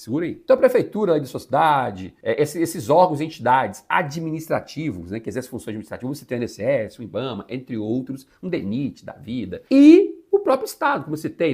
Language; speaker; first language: Portuguese; native; Portuguese